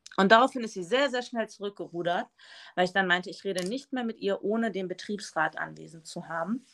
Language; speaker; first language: German; early bilingual, other home language; Spanish